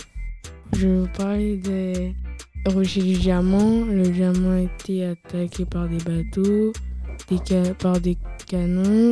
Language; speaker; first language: French; native; French